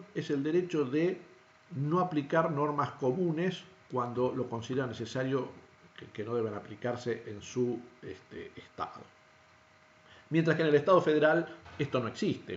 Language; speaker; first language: Spanish; native; Spanish